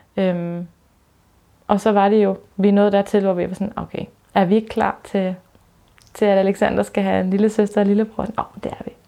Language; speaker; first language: Danish; early bilingual, other home language; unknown